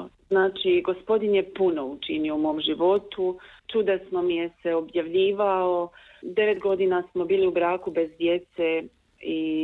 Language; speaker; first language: Croatian; native; Croatian